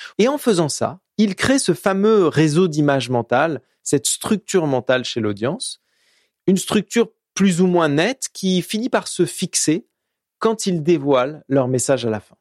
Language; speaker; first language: French; native; French